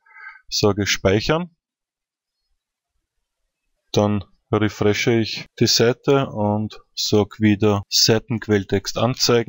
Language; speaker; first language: German; native; German